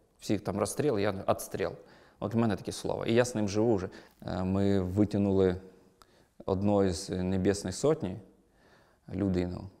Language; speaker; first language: Ukrainian; non-native, local second language; Russian